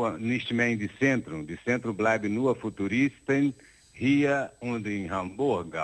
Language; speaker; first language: German; non-native, learner; Portuguese